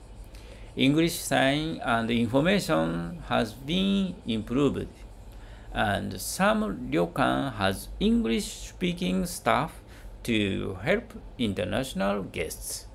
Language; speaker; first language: English; non-native, learner; Japanese